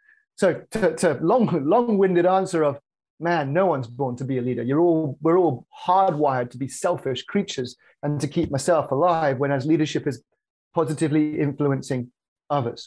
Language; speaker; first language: English; native; English